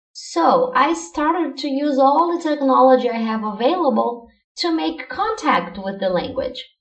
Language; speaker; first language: English; non-native, fluent; Portuguese